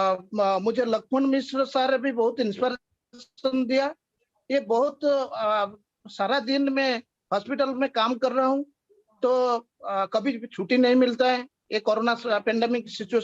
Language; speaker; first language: Hindi; non-native, local second language; Odia